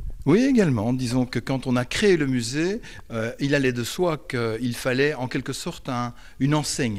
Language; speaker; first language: French; native; French